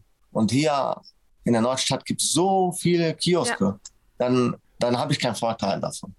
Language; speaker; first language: German; non-native, fluent; Arabic